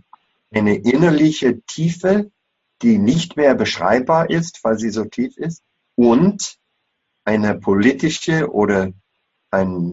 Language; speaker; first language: German; non-native, fluent; English